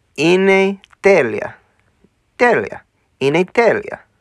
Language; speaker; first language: Greek; non-native, learner; English